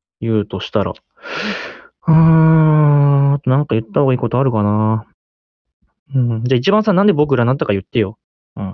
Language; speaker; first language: Japanese; native; Japanese